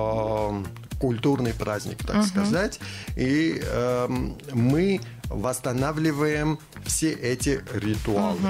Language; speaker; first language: Russian; non-native, fluent; Armenian